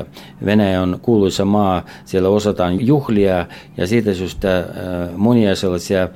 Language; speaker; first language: Finnish; non-native, fluent; Russian